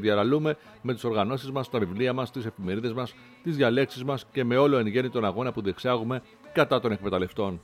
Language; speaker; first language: Greek; native; Greek